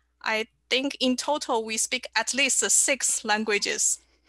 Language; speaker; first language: English; non-native, fluent; Chinese